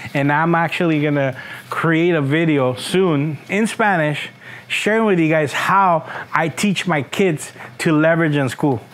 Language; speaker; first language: English; early bilingual, other home language; Spanish